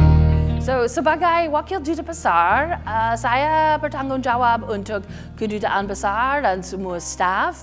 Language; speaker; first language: Indonesian; non-native, learner; English